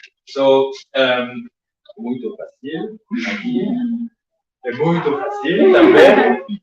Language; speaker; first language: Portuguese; non-native, learner; French